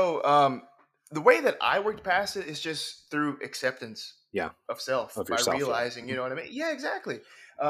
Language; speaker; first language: English; native; English